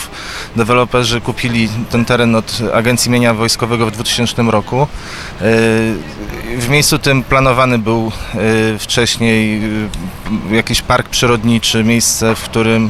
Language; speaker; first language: Polish; native; Polish